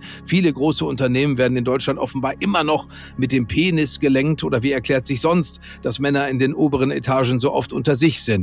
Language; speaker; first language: German; native; German